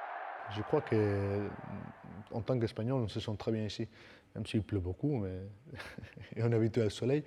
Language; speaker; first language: French; non-native, fluent; Spanish